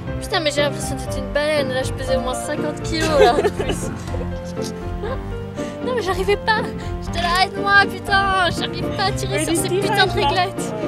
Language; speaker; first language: French; native; French